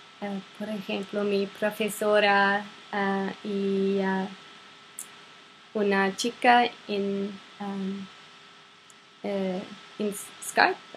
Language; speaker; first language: Spanish; non-native, learner; English